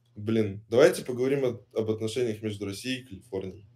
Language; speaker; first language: Russian; native; Russian